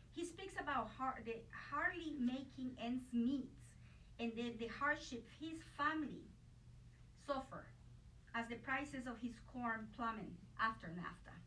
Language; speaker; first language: English; non-native, fluent; Spanish